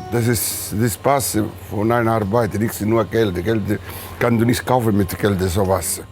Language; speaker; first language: German; non-native, learner; Italian